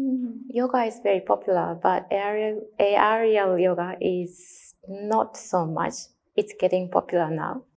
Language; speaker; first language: English; non-native, learner; Japanese